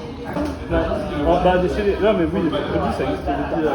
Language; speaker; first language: French; native; French